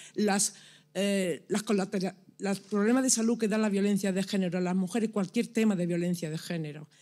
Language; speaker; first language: Spanish; native; Spanish